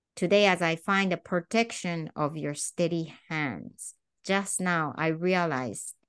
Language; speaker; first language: English; non-native, fluent; Japanese